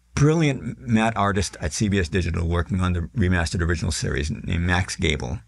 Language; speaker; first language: English; native; English